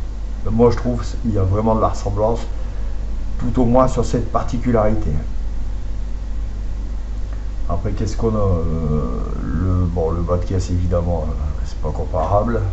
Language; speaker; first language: French; native; French